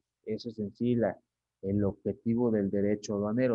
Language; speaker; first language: Spanish; native; Spanish